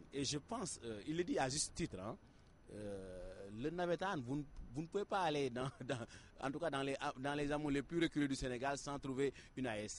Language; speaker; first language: French; non-native, local second language; Wolof